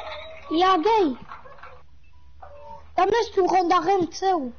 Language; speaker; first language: German; non-native, learner; Portuguese